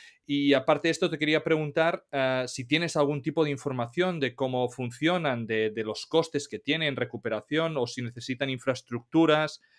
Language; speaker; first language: Spanish; native; Spanish